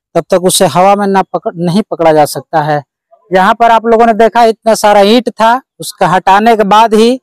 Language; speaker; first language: Hindi; native; Hindi